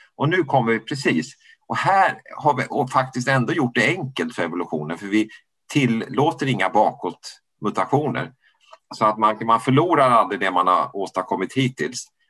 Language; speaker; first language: Swedish; native; Swedish